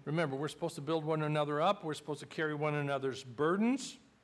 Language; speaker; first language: English; native; English